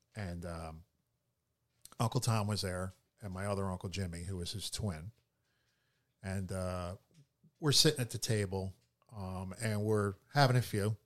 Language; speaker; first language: English; native; English